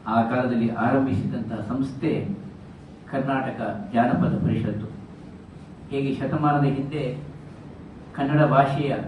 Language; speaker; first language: Kannada; non-native, local second language; Tulu